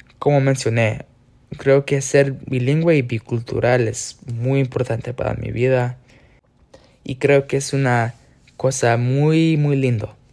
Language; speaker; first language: Spanish; early bilingual, heritage; Spanish